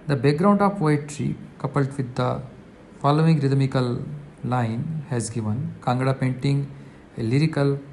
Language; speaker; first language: English; non-native, local second language; Hindi